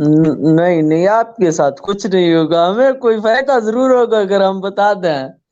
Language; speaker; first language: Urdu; non-native, local second language; Saraiki